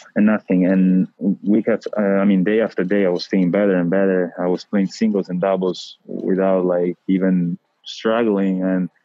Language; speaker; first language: English; non-native, fluent; Italian